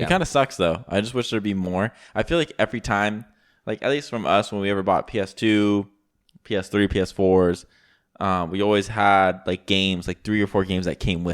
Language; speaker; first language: English; native; English